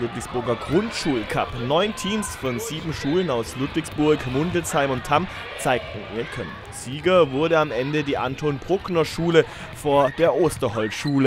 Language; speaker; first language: German; native; German